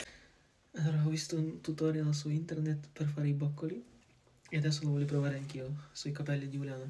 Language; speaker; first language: Italian; non-native, fluent; Russian